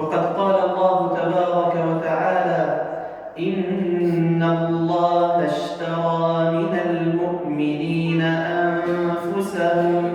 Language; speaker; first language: Arabic; native; Arabic